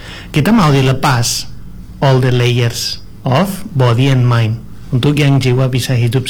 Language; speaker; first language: Indonesian; non-native, learner; Spanish